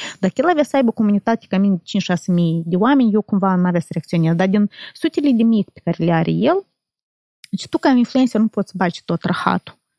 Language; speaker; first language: Romanian; native; Romanian